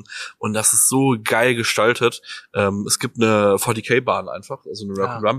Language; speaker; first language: German; native; German